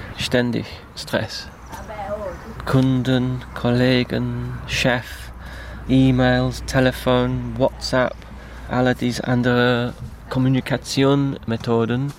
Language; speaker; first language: German; non-native, fluent; English